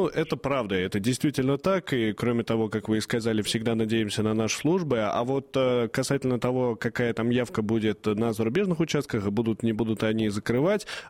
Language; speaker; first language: Russian; native; Russian